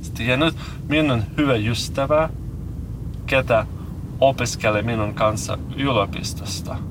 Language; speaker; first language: Finnish; non-native, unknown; Russian